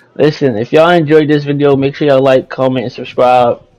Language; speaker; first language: English; native; English